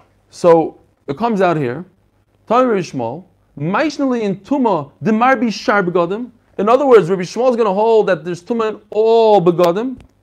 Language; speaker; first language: English; native; English